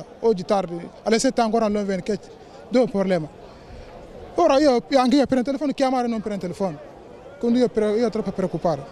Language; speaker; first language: Italian; non-native, learner; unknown